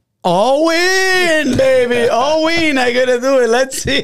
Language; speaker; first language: English; non-native, fluent; Portuguese